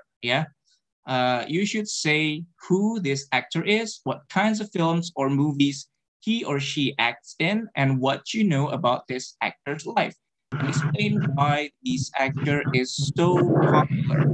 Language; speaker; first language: English; non-native, fluent; Indonesian